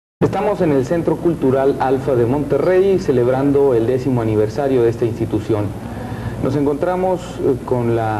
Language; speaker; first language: Spanish; native; Spanish